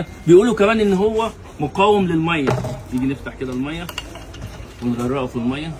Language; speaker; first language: Arabic; native; Arabic